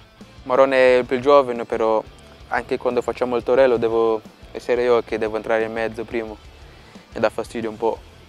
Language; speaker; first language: Italian; non-native, fluent; Portuguese